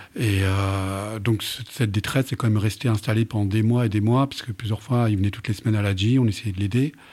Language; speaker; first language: French; native; French